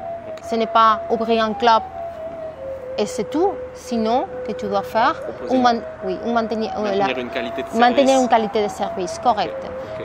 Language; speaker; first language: French; non-native, fluent; Spanish